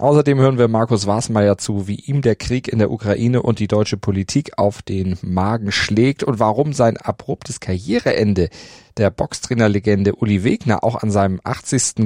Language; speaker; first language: German; native; German